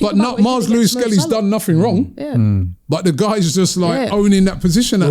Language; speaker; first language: English; native; English